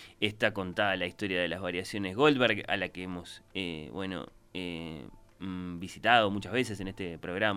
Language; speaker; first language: Spanish; native; Spanish